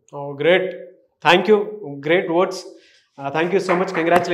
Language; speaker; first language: Telugu; native; Telugu